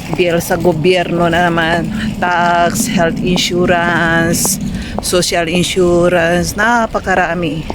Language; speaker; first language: Filipino; native; Filipino